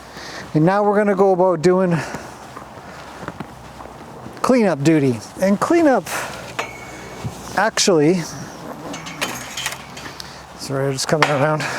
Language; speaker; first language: English; native; English